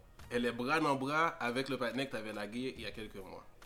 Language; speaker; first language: French; native; French